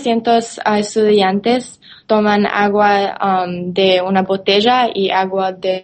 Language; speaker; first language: Spanish; non-native, learner; English